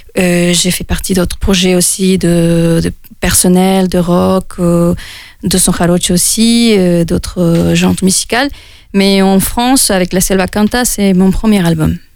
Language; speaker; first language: French; non-native, fluent; Spanish